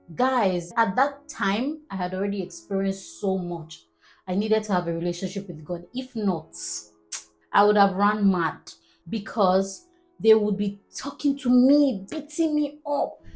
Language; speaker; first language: English; non-native, local second language; Igbo